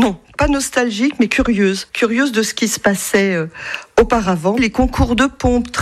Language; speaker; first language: French; native; French